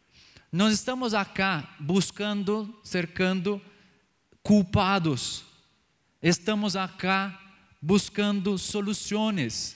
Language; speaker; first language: Spanish; non-native, learner; Portuguese